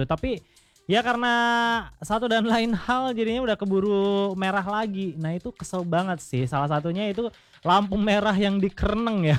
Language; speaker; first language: Indonesian; native; Indonesian